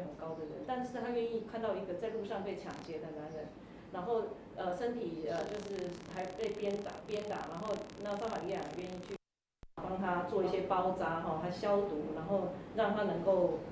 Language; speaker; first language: Chinese; native; Chinese